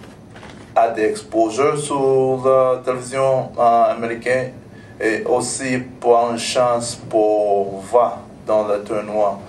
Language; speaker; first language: French; non-native, local second language; English